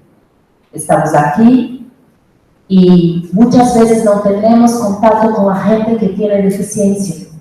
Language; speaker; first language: Spanish; non-native, fluent; Portuguese